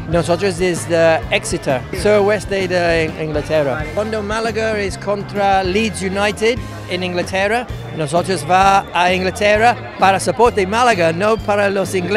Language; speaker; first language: Spanish; non-native, learner; English